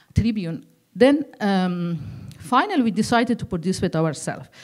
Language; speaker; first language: English; non-native, learner; Persian